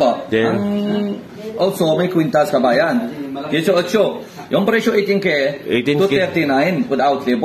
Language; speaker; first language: Filipino; non-native, learner; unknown